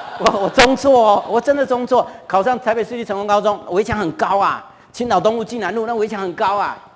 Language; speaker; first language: Chinese; non-native, local second language; Hakka Chinese